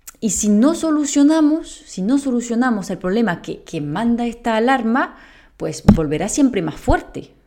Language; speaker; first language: Spanish; non-native, fluent; French